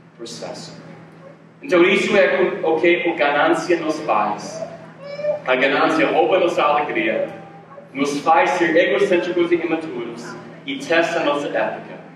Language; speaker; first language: Portuguese; non-native, fluent; English